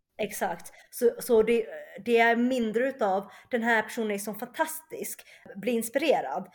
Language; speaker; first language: Swedish; early bilingual, other home language; Chinese